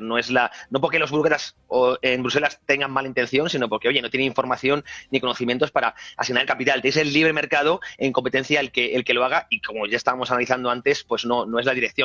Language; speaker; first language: Spanish; native; Spanish